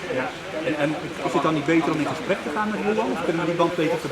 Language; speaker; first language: Dutch; native; Dutch